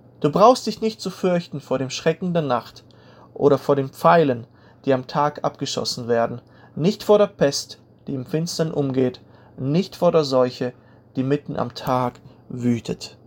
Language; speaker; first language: German; native; German